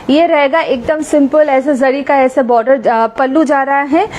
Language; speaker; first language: Hindi; non-native, local second language; Bangla